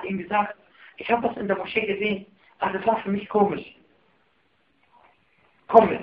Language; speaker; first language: German; non-native, fluent; Arabic